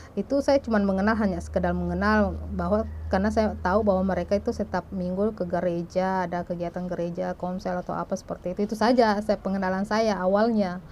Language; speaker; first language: Indonesian; non-native, local second language; Buginese